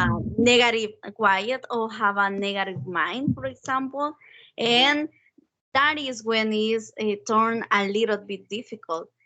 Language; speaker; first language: English; non-native, learner; Spanish